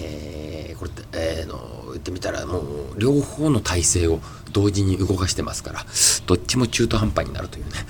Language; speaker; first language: Japanese; native; Japanese